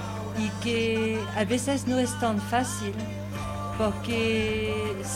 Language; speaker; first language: Spanish; non-native, learner; French